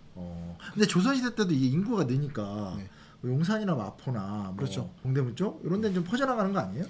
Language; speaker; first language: Korean; native; Korean